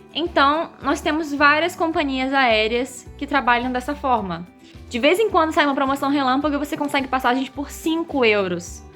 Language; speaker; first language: Portuguese; native; Portuguese